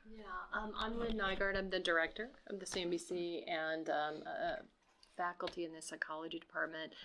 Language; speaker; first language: English; non-native, fluent; Portuguese